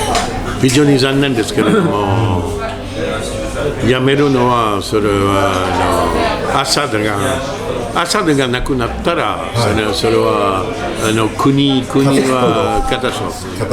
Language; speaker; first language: Japanese; non-native, learner; French